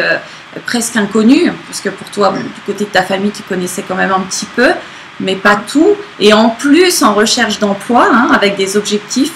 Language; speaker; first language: French; native; French